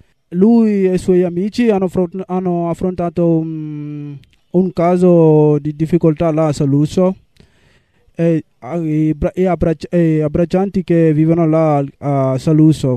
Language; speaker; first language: Italian; non-native, learner; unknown